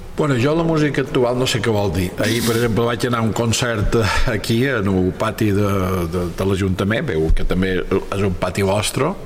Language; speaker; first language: Catalan; native; Catalan